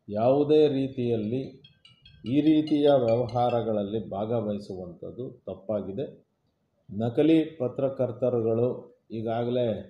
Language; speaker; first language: Kannada; native; Kannada